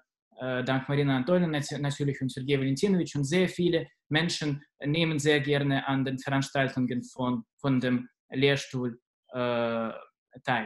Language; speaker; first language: German; non-native, fluent; Russian